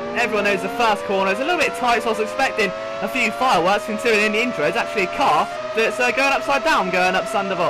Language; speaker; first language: English; native; English